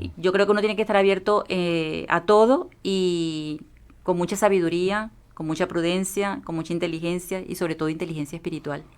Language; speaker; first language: Spanish; native; Spanish